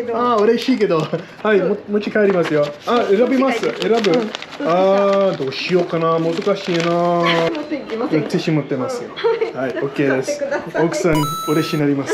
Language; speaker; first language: Japanese; non-native, learner; English